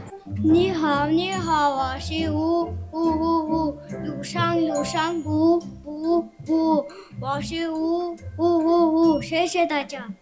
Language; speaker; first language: Chinese; non-native, learner; Mongolian